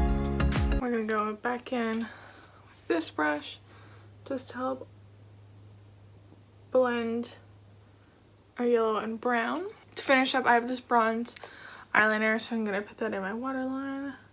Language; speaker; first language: English; native; English